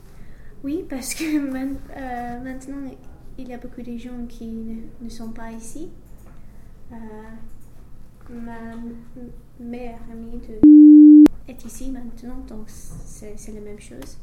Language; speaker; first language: French; non-native, learner; English